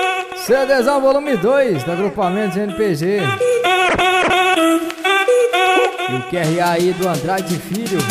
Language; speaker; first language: Portuguese; native; Portuguese